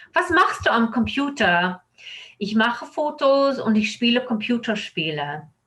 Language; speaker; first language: German; non-native, fluent; English